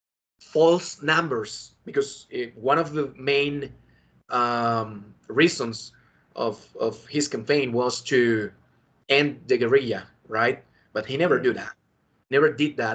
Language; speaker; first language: English; non-native, fluent; Spanish